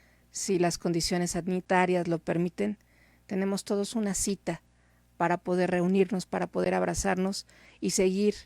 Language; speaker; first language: Spanish; native; Spanish